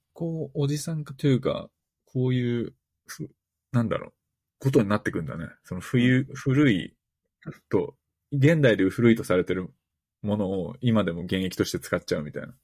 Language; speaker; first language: Japanese; native; Japanese